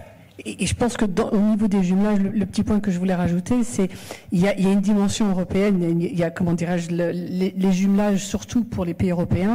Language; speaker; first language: French; native; French